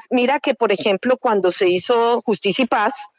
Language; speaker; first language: Spanish; native; Spanish